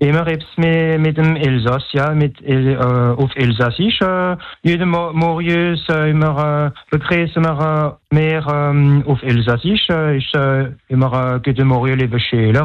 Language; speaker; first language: German; non-native, local second language; French